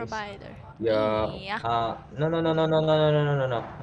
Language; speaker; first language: English; non-native, learner; Indonesian